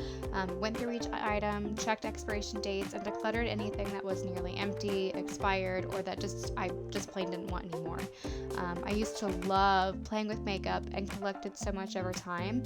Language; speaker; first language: English; native; English